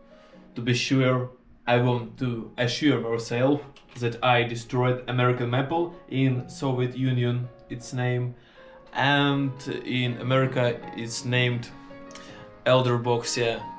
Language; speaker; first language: English; non-native, fluent; Russian